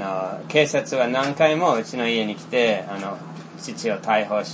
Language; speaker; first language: Japanese; non-native, fluent; Finnish